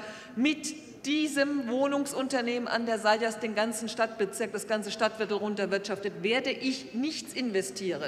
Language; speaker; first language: German; native; German